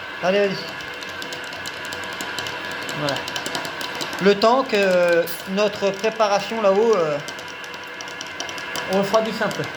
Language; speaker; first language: French; native; French